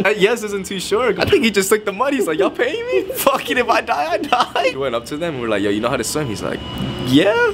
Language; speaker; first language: English; early bilingual, other home language; Spanish